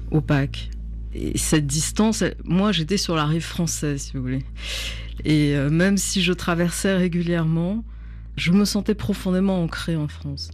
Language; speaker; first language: French; native; French